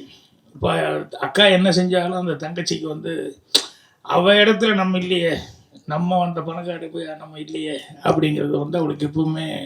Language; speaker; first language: Tamil; native; Tamil